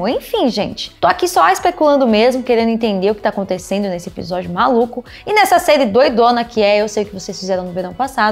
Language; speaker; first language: Portuguese; native; Portuguese